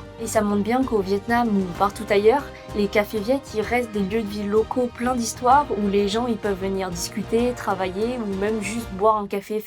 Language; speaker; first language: French; native; French